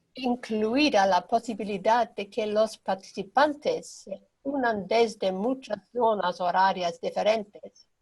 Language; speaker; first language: Spanish; non-native, learner; English